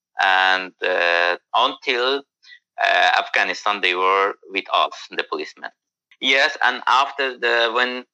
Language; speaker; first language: English; non-native, learner; Persian